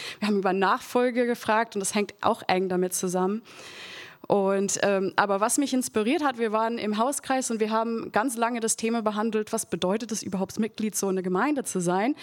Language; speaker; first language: German; non-native, fluent; English